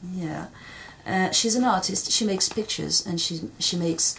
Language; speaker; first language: English; non-native, fluent; French